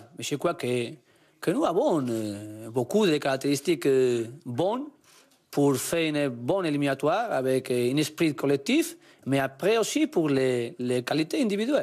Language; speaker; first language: French; non-native, learner; Spanish